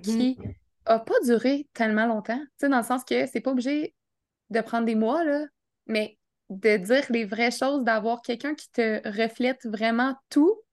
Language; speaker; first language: French; native; French